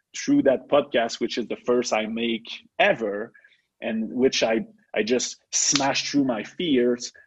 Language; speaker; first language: English; non-native, fluent; French